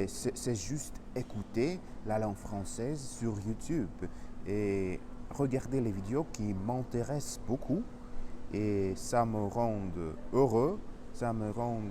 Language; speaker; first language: French; non-native, learner; Russian